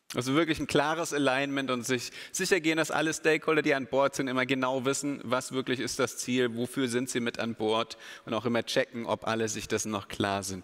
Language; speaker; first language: German; native; German